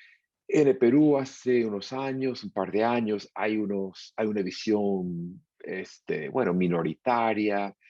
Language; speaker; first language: Spanish; non-native, fluent; English